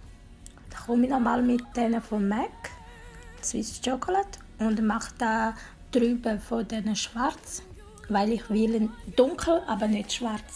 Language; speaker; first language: German; non-native, learner; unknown